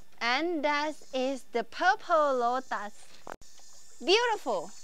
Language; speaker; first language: English; non-native, learner; Thai